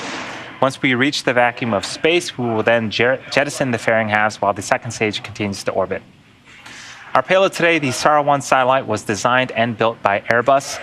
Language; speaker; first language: English; native; English